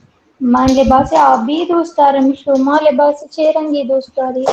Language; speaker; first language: Persian; non-native, learner; Urdu